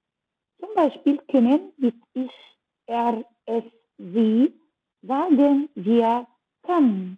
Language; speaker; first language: German; non-native, learner; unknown